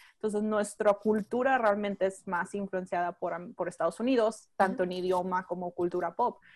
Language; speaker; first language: Spanish; native; Spanish